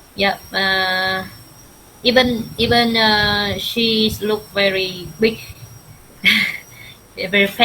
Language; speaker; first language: English; non-native, learner; Vietnamese